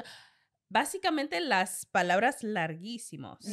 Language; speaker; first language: Spanish; non-native, learner; English